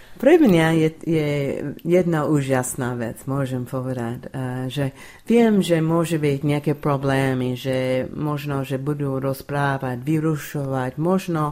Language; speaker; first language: Slovak; non-native, fluent; English